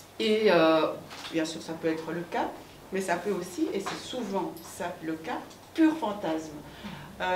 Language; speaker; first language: French; native; French